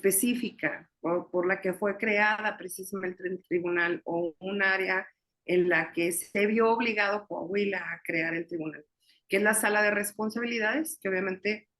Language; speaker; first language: Spanish; native; Spanish